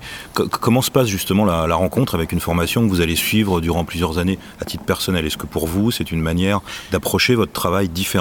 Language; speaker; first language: French; native; French